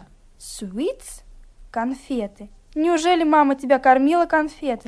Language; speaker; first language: Russian; native; Russian